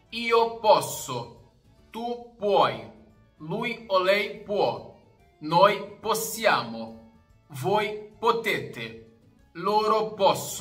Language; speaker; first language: Italian; non-native, fluent; Portuguese